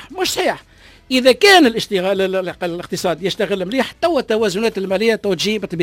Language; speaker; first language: Arabic; native; Arabic